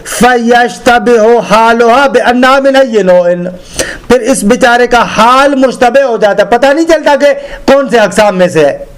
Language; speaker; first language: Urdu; non-native, local second language; Sindhi